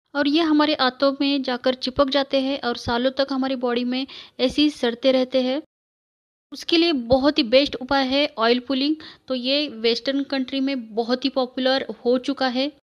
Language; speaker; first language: Hindi; non-native, local second language; Marathi